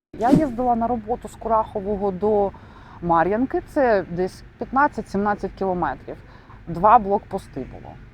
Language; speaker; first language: Ukrainian; non-native, local second language; Russian